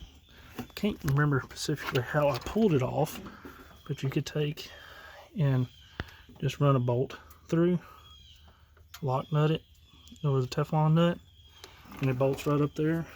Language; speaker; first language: English; native; English